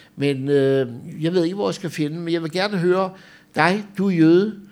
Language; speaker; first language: Danish; native; Danish